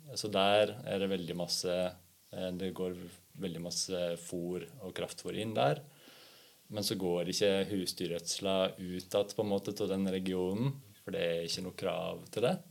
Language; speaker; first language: Norwegian; native; Norwegian